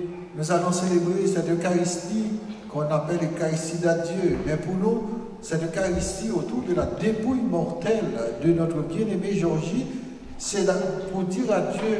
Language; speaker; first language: French; non-native, local second language; Haitian Creole